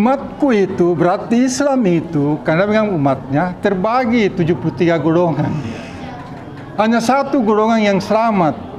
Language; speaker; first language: Indonesian; native; Indonesian